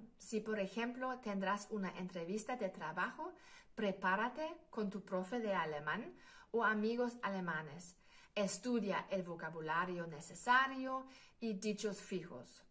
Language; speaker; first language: Spanish; non-native, fluent; German